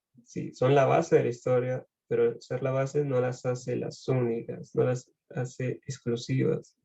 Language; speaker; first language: Spanish; native; Spanish